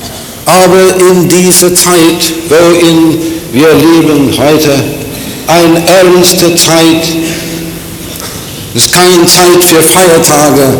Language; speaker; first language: German; non-native, fluent; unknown